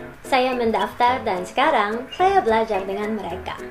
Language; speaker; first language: Indonesian; non-native, learner; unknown